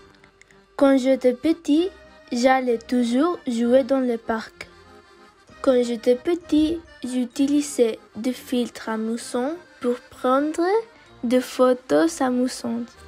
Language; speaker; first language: French; non-native, learner; Spanish